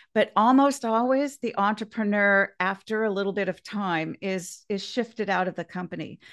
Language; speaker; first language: English; native; English